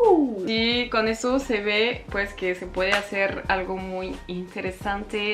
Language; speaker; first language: Spanish; non-native, fluent; French